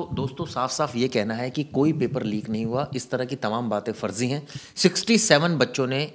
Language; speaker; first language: Hindi; native; Hindi